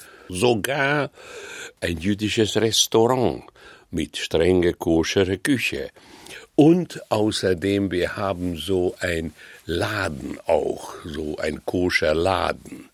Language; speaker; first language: German; non-native, fluent; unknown